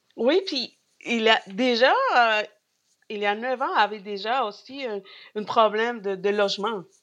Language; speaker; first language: French; non-native, fluent; Spanish